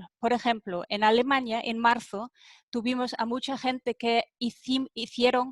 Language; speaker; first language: Spanish; non-native, fluent; German